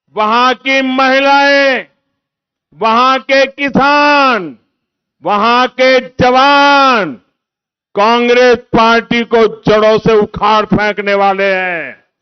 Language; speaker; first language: Hindi; non-native, local second language; Gujarati